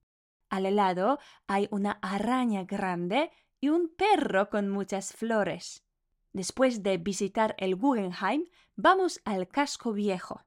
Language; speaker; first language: Spanish; non-native, fluent; Polish